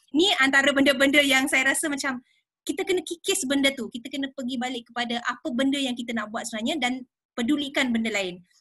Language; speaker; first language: Malay; non-native, local second language; English